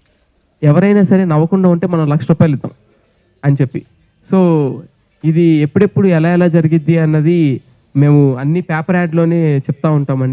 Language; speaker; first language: Telugu; native; Telugu